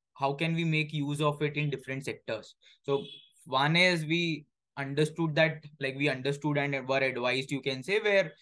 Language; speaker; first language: English; non-native, local second language; Hindi